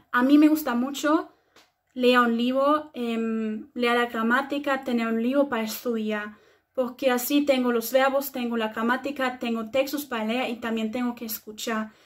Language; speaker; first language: Spanish; non-native, fluent; German